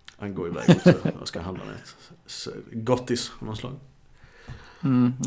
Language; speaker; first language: Swedish; native; Swedish